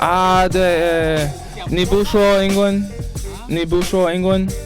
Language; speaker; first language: Chinese; non-native, learner; English